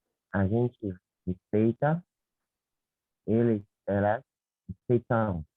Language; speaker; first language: Portuguese; non-native, learner; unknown